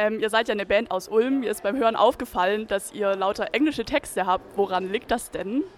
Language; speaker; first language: German; native; German